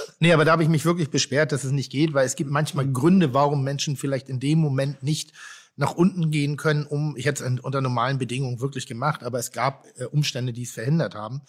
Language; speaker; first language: German; native; German